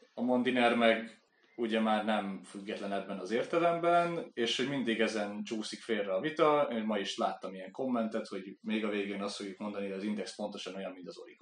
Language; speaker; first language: Hungarian; native; Hungarian